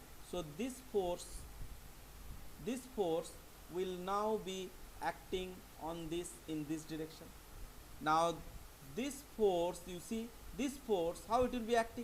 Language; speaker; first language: English; non-native, local second language; Bangla